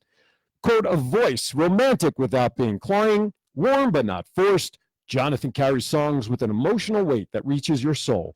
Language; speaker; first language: English; native; English